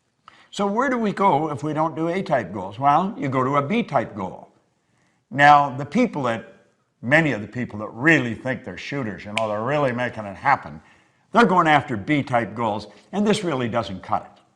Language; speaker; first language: English; native; English